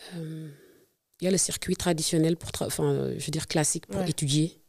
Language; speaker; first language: French; non-native, local second language; Serer